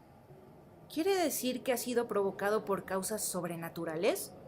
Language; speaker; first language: Spanish; native; Spanish